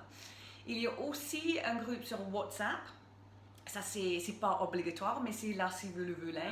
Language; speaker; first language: French; non-native, fluent; English